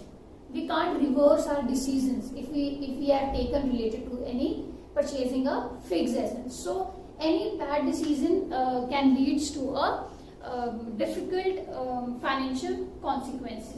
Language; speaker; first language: English; non-native, local second language; Hindi